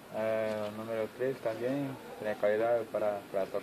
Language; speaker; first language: Spanish; non-native, learner; Portuguese